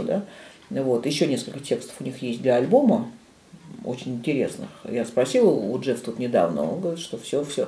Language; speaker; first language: Russian; native; Russian